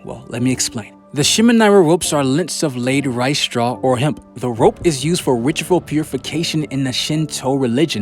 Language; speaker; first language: English; native; English